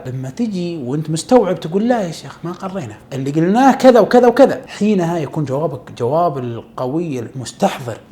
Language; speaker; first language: Arabic; native; Arabic